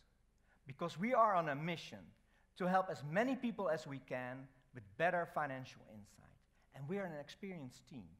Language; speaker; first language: English; non-native, fluent; Dutch